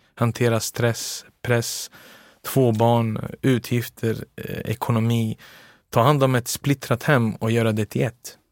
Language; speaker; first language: Swedish; early bilingual, other home language; Serbian